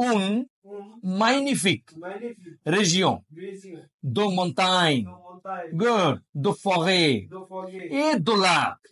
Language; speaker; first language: French; non-native, learner; Bangla